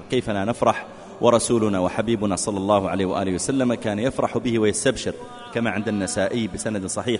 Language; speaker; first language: Arabic; native; Arabic